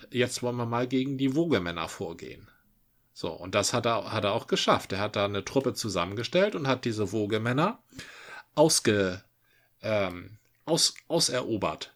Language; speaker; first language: German; native; German